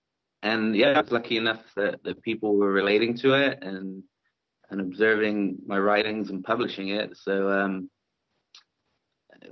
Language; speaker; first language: English; native; English